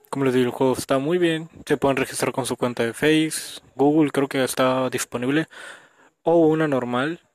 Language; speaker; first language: Spanish; native; Spanish